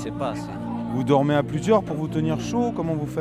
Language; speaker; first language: French; native; French